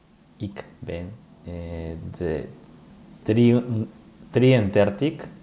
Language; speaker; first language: Dutch; non-native, learner; Spanish